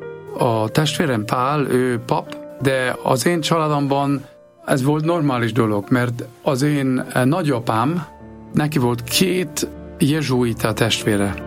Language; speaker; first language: Hungarian; non-native, fluent; German